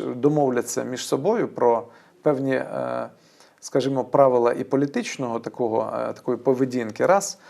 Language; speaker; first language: Ukrainian; native; Ukrainian